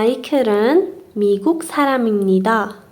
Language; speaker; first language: Korean; non-native, fluent; Persian